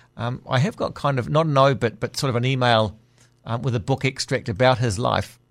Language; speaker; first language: English; native; English